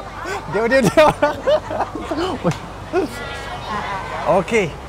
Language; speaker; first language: Thai; non-native, learner; Russian